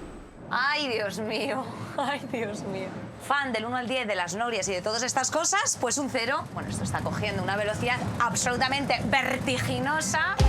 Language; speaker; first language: Spanish; native; Spanish